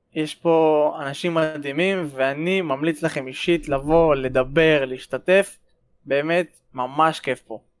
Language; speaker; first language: Hebrew; native; Hebrew